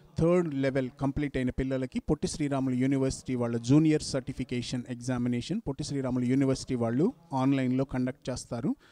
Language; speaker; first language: Telugu; native; Telugu